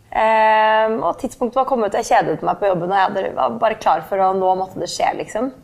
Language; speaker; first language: Norwegian; native; Norwegian